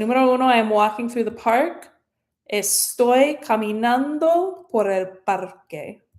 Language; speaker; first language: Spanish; non-native, fluent; English